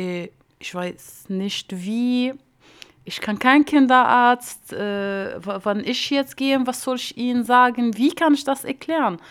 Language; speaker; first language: German; non-native, learner; Arabic